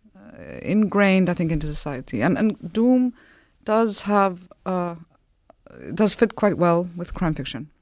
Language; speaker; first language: English; non-native, fluent; Icelandic